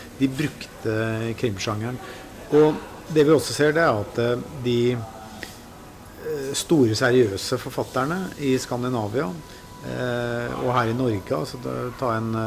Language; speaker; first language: Norwegian; native; Norwegian